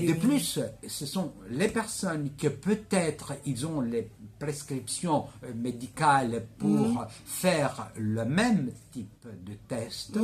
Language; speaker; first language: French; non-native, fluent; Greek